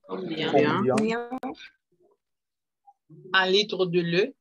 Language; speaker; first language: French; non-native, fluent; Spanish